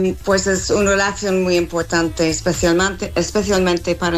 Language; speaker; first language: Spanish; non-native, fluent; English